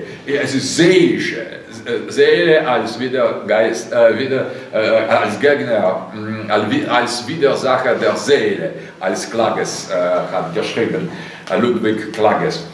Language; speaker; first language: German; non-native, fluent; Russian